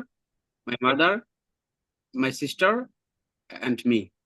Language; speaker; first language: English; non-native, learner; Bangla